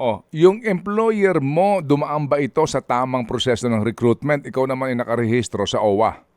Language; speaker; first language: Filipino; native; Filipino